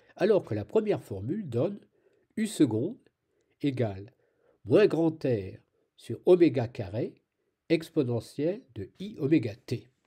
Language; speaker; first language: French; native; French